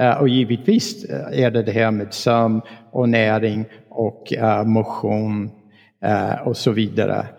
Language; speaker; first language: Swedish; non-native, fluent; English